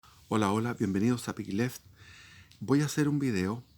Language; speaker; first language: Spanish; native; Spanish